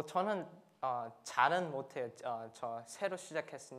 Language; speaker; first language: Korean; early bilingual, heritage; English